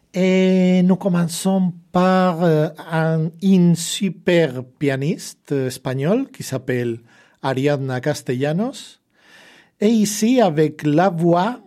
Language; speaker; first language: French; non-native, fluent; Spanish